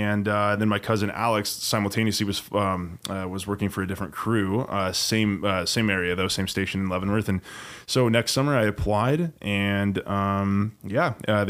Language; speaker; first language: English; native; English